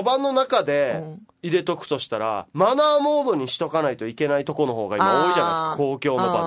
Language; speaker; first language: Japanese; native; Japanese